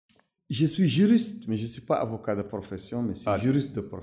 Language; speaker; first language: French; non-native, local second language; Arabic